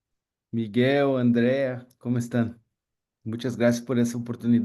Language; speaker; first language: Spanish; non-native, learner; Portuguese